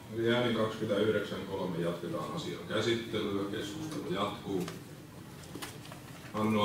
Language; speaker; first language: Finnish; native; Finnish